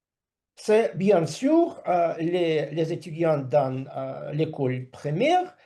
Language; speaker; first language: French; non-native, fluent; Russian